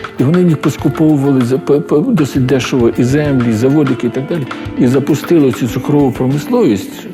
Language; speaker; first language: Ukrainian; native; Ukrainian